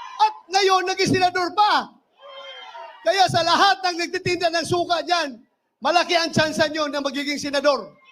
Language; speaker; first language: Filipino; non-native, local second language; Cebuano